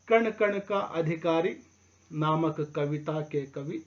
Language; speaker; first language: Hindi; non-native, local second language; Telugu